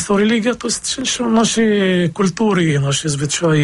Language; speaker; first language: Polish; non-native, fluent; Arabic